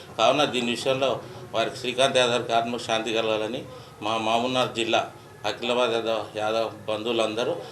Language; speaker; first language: Telugu; native; Telugu